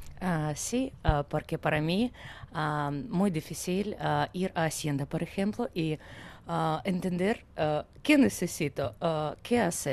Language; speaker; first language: Spanish; non-native, learner; Ukrainian